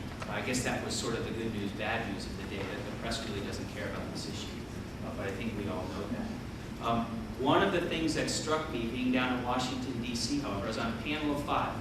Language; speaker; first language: English; native; English